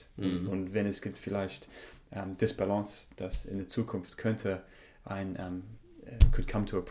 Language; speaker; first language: German; non-native, learner; English